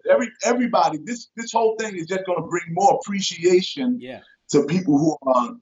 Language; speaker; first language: English; native; English